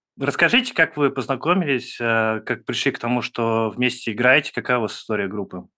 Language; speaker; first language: Russian; native; Russian